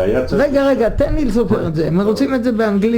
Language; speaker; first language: Hebrew; early bilingual, other home language; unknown